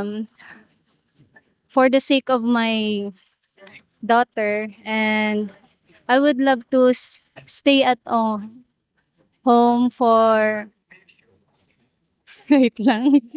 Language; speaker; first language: English; non-native, local second language; Bikol